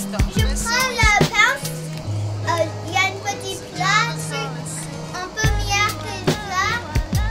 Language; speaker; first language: French; early bilingual, heritage; English